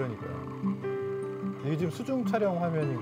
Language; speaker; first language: Korean; native; Korean